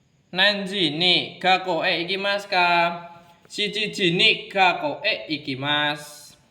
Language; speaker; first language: Japanese; non-native, learner; Indonesian